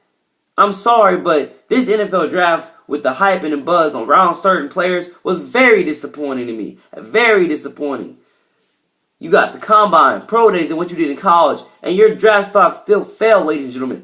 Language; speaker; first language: English; native; English